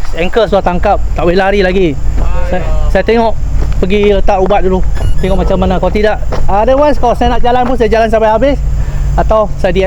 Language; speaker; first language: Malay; non-native, local second language; Chinese